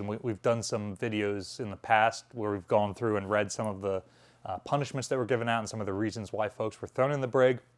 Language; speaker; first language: English; native; English